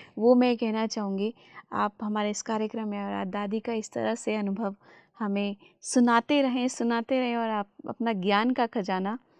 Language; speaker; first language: Hindi; native; Hindi